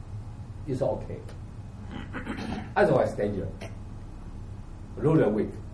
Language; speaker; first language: English; non-native, learner; Chinese